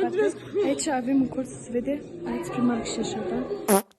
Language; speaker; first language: Romanian; early bilingual, heritage; Romanian